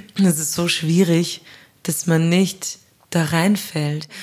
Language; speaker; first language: German; native; German